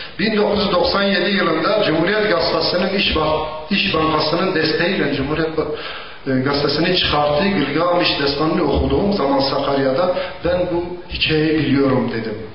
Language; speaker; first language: Turkish; non-native, local second language; Zaza